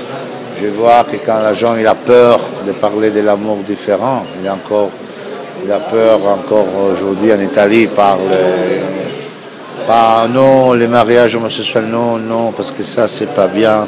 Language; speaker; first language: French; non-native, fluent; Italian